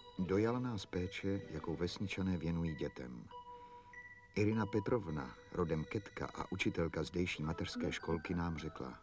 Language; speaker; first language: Czech; native; Czech